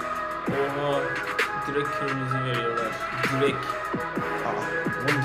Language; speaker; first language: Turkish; non-native, learner; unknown